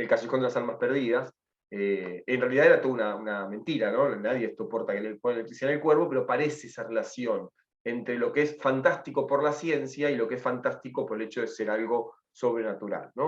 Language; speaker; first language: Spanish; native; Spanish